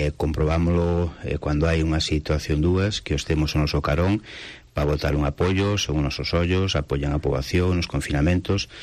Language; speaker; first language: Galician; native; Galician